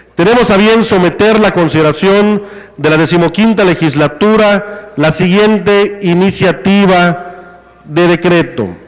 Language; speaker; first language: Spanish; native; Spanish